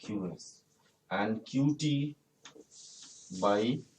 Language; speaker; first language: English; non-native, local second language; Hindi